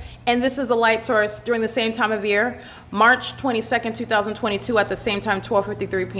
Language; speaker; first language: English; native; English